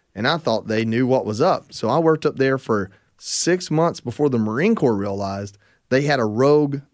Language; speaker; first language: English; native; English